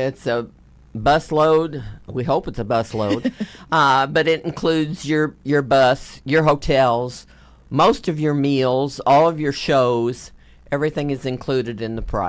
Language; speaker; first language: English; native; English